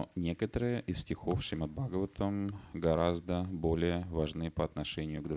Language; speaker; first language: Russian; native; Russian